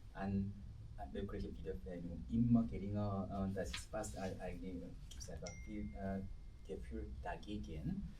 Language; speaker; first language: German; non-native, fluent; Korean